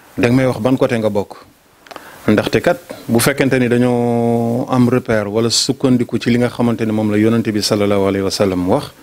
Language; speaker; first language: Wolof; non-native, local second language; Soninke